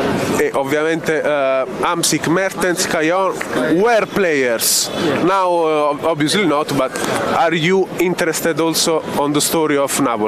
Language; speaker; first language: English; non-native, fluent; Italian